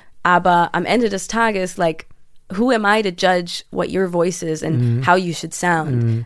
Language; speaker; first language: English; early bilingual, other home language; German